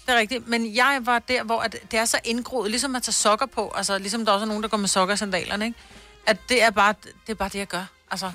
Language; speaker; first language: Danish; native; Danish